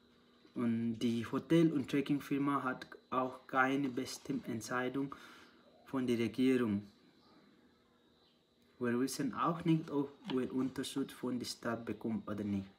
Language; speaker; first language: German; non-native, learner; Nepali